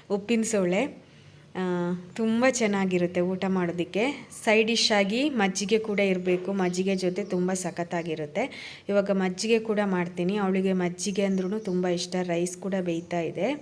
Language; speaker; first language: Kannada; non-native, local second language; Tulu